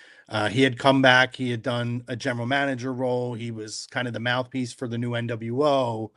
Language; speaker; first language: English; native; English